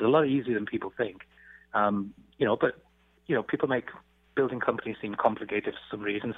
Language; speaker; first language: English; native; English